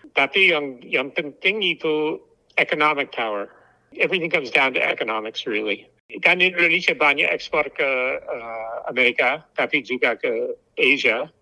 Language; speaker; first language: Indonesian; non-native, fluent; English